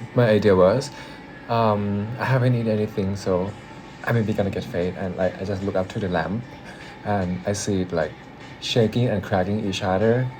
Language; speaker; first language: English; non-native, fluent; Thai